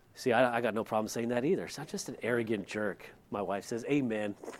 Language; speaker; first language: English; early bilingual, other home language; Dutch